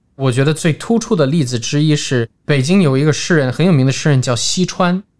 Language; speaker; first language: Chinese; non-native, fluent; English